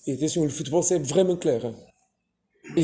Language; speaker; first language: French; non-native, fluent; Portuguese